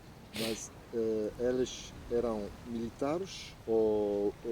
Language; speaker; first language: Portuguese; non-native, fluent; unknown